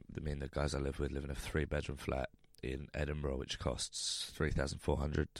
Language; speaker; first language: English; native; English